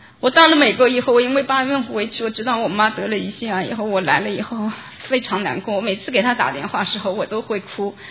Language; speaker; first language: Chinese; native; Chinese